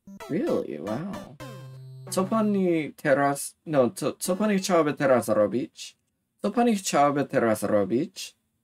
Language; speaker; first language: Polish; non-native, learner; English